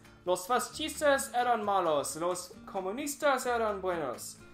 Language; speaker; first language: Spanish; non-native, learner; English